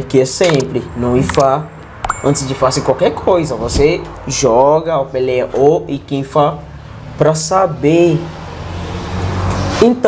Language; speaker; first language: Portuguese; non-native, learner; Yoruba